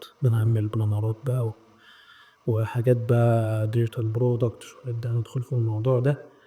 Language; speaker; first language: Arabic; native; Arabic